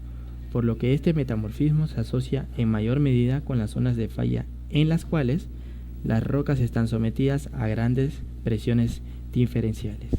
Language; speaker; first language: Spanish; native; Spanish